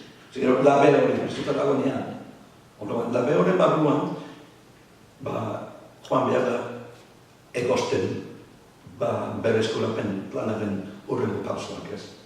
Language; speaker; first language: Basque; non-native, fluent; English